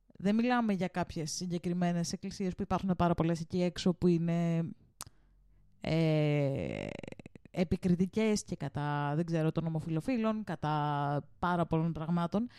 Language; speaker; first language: Greek; early bilingual, heritage; Greek